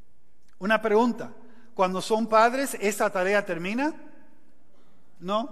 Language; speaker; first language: Spanish; non-native, fluent; English